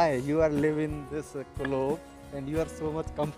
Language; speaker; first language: English; non-native, local second language; Hindi